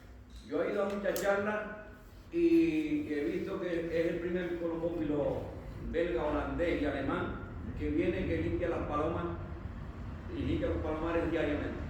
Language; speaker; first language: Spanish; native; Spanish